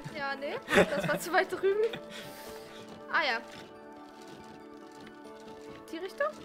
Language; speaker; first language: German; native; German